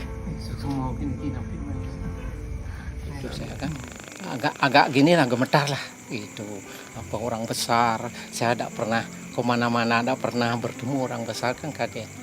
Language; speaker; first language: Indonesian; non-native, local second language; Balinese